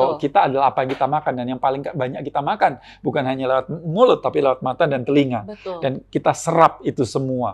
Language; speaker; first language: Indonesian; native; Indonesian